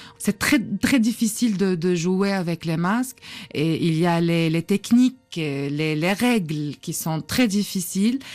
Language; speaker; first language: French; non-native, fluent; Arabic